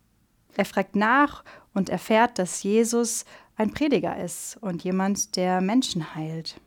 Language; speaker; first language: German; native; German